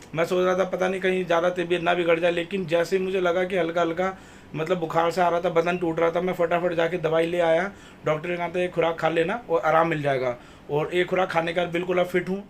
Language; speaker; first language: Hindi; native; Hindi